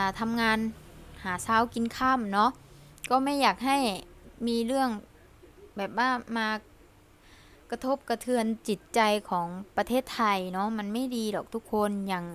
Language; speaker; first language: Thai; early bilingual, other home language; Lao